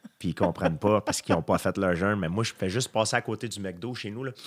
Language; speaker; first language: French; native; French